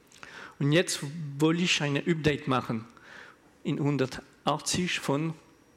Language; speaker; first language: German; non-native, learner; French